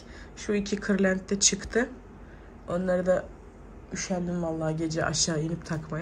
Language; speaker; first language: Turkish; native; Turkish